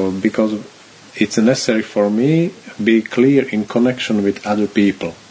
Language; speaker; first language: English; non-native, learner; Slovak